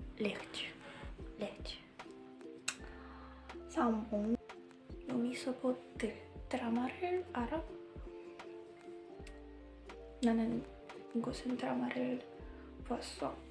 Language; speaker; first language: Korean; non-native, learner; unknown